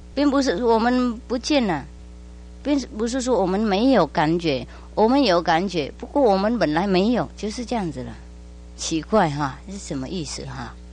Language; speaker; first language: Chinese; non-native, fluent; Vietnamese